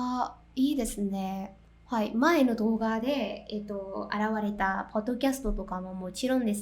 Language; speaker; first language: Japanese; non-native, fluent; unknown